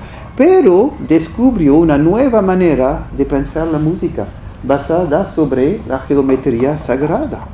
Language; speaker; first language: Spanish; non-native, fluent; French